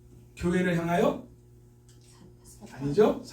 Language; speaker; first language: Korean; native; Korean